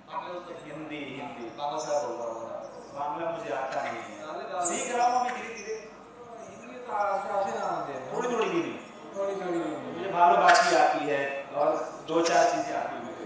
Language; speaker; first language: Hindi; non-native, local second language; Bangla